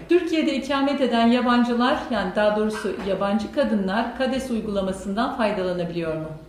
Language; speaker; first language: Turkish; native; Turkish